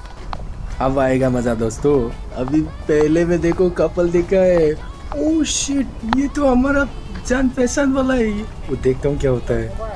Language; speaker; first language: Hindi; non-native, local second language; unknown